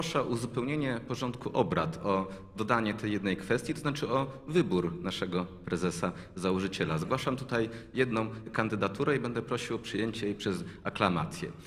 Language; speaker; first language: Polish; native; Polish